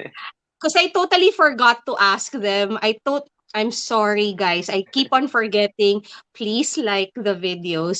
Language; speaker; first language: English; non-native, local second language; Filipino